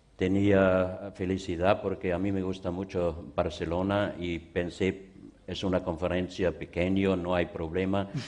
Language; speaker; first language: Spanish; non-native, learner; German